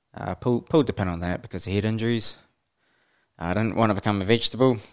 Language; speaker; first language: English; native; English